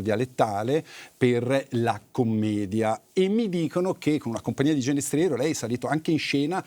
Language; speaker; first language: Italian; native; Italian